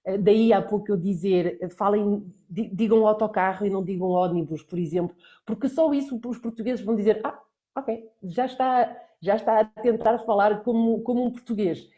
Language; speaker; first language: Portuguese; native; Portuguese